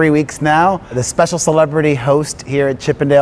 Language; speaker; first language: English; native; English